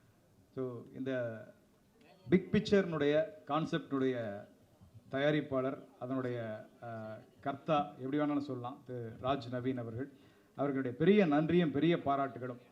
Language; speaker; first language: Tamil; native; Tamil